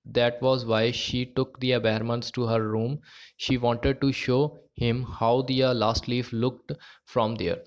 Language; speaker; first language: English; non-native, local second language; Punjabi